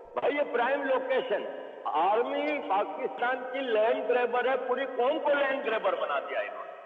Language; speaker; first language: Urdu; non-native, local second language; Memoni